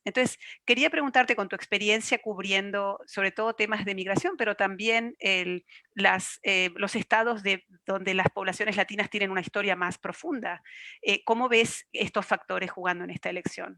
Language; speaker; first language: Spanish; native; Spanish